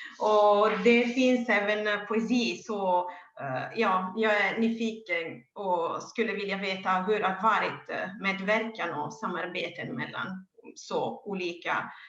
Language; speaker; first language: Swedish; non-native, fluent; Italian